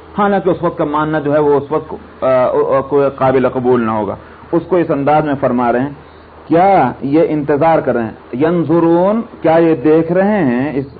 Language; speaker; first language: Urdu; native; Urdu